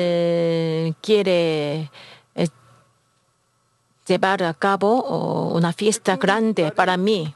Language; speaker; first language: Spanish; non-native, learner; Korean